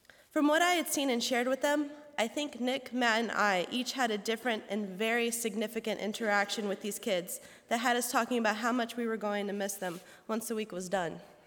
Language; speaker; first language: English; native; English